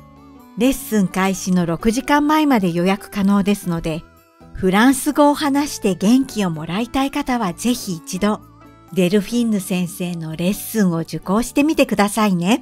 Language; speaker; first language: Japanese; native; Japanese